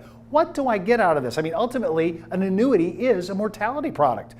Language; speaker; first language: English; native; English